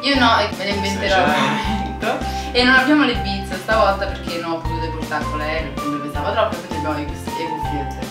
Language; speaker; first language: Italian; native; Italian